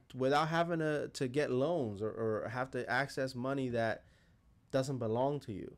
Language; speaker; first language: English; native; English